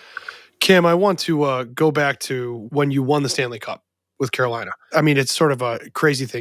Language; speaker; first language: English; native; English